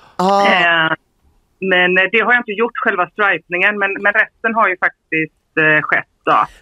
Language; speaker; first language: Swedish; native; Swedish